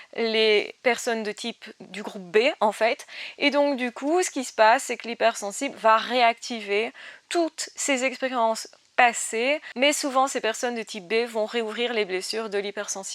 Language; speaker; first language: French; native; French